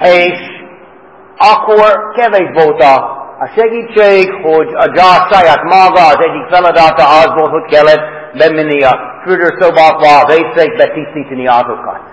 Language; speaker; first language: Hungarian; non-native, fluent; English